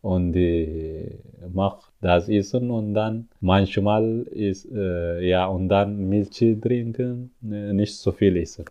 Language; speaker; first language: German; non-native, learner; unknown